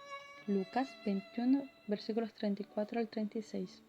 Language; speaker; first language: Spanish; native; Spanish